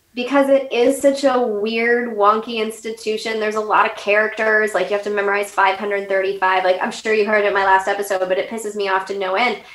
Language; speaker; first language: English; native; English